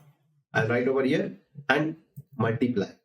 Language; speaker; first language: English; non-native, local second language; Hindi